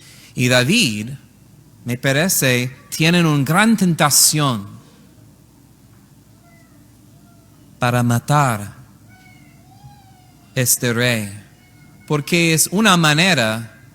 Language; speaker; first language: Spanish; non-native, learner; English